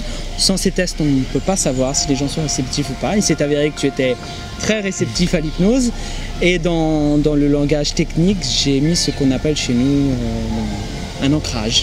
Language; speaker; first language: French; native; French